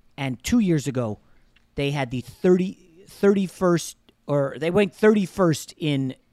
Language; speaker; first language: English; native; English